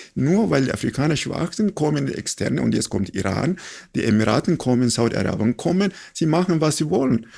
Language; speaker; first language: German; non-native, fluent; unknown